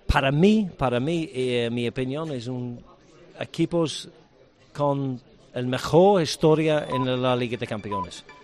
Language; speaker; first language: Spanish; non-native, learner; English